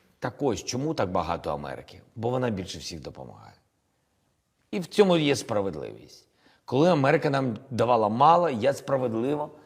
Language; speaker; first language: Ukrainian; non-native, local second language; Russian